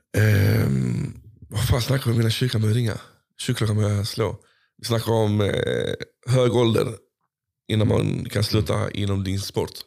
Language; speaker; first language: Swedish; early bilingual, other home language; Arabic